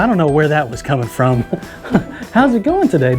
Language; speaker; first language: English; native; English